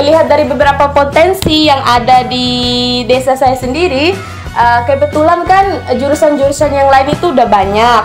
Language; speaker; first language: Indonesian; non-native, local second language; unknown